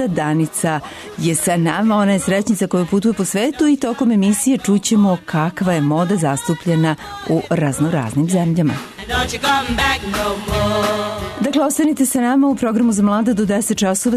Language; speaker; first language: Serbian; native; Serbian